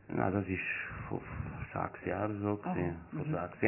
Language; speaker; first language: German; non-native, learner; Italian